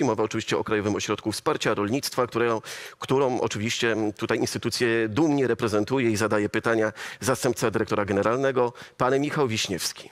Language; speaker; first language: Polish; native; Polish